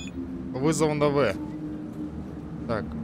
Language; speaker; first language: Russian; native; Russian